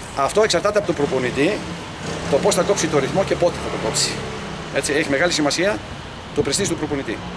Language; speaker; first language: Greek; early bilingual, heritage; Greek